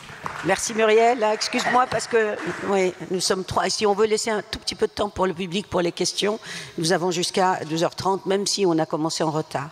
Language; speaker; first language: French; non-native, local second language; Arabic